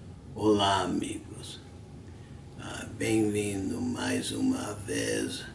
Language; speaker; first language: Portuguese; non-native, fluent; English